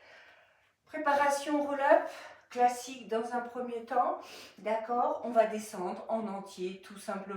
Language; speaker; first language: French; native; French